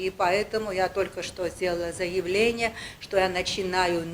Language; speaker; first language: Russian; non-native, local second language; Armenian